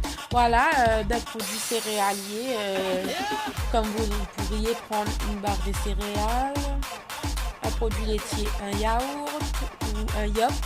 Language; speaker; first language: French; native; French